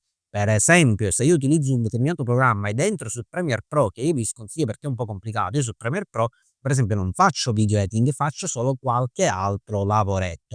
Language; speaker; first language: Italian; native; Italian